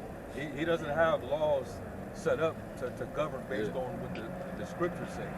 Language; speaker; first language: English; native; English